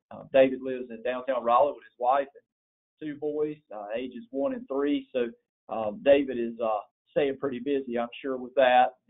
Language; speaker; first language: English; native; English